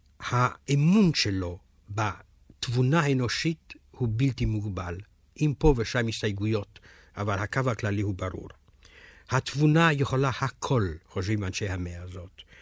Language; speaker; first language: Hebrew; non-native, fluent; Romanian